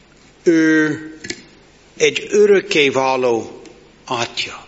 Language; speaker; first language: Hungarian; non-native, learner; English